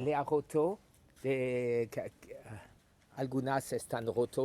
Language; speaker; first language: Spanish; non-native, learner; French